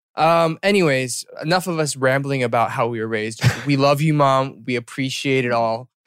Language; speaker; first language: English; native; English